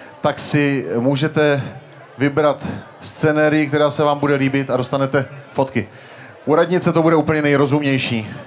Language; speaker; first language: Czech; native; Czech